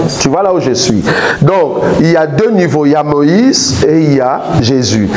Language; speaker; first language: French; non-native, local second language; Lingala